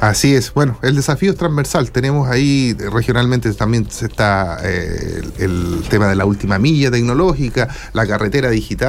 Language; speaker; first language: Spanish; native; Spanish